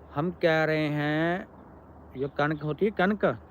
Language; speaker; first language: Hindi; non-native, local second language; Punjabi